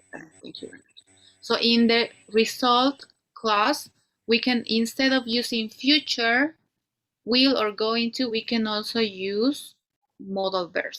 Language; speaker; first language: English; non-native, fluent; Spanish